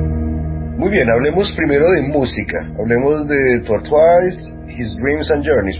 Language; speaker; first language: Spanish; native; Spanish